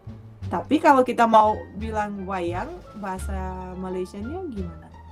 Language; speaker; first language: Indonesian; non-native, fluent; Russian